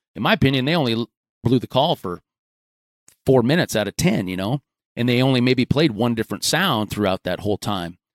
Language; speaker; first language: English; native; English